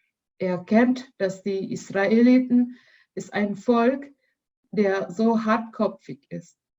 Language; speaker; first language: German; non-native, learner; Indonesian